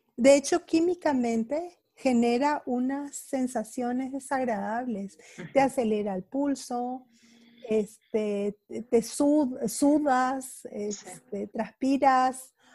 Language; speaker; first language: Spanish; native; Spanish